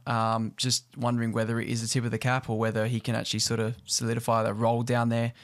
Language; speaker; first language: English; native; English